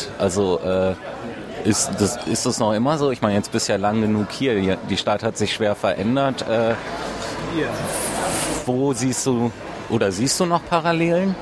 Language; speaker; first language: German; native; German